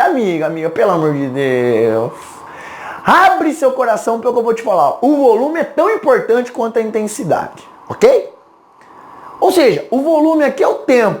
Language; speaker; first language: Portuguese; native; Portuguese